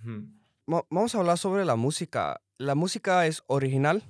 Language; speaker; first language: Spanish; early bilingual, heritage; Spanish